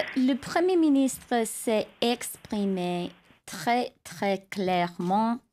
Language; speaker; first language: French; non-native, fluent; English